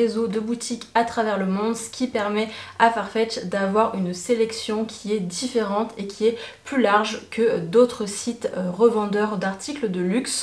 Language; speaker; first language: French; native; French